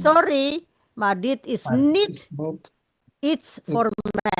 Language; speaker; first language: Dutch; non-native, fluent; Indonesian